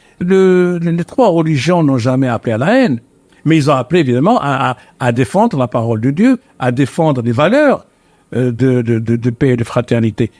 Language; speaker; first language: French; non-native, local second language; Arabic